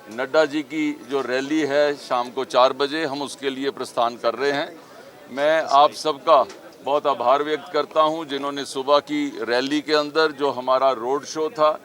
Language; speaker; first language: Hindi; native; Hindi